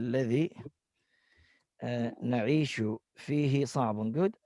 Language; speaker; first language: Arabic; non-native, fluent; English